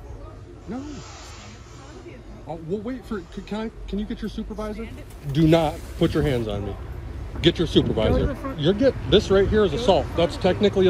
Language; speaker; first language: English; native; English